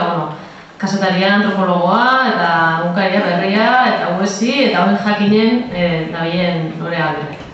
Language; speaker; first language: Basque; native; Basque